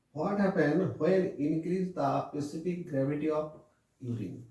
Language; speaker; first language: English; non-native, local second language; Bangla